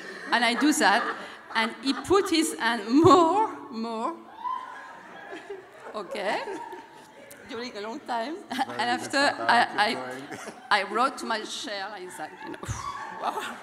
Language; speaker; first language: English; non-native, learner; French